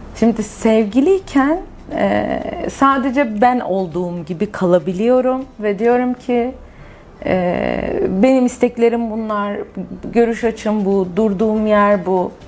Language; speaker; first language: Turkish; native; Turkish